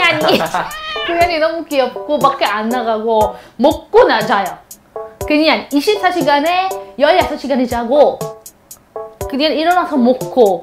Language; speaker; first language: Korean; non-native, fluent; Arabic